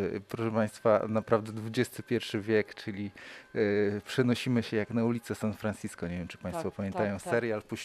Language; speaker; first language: Polish; native; Polish